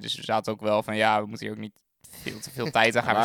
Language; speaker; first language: Dutch; native; Dutch